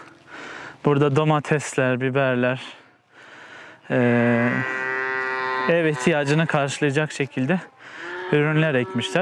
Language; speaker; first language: Turkish; native; Turkish